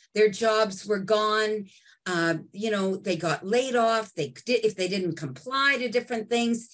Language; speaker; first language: English; native; English